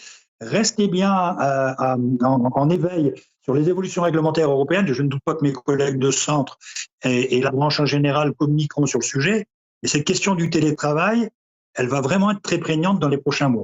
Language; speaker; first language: French; native; French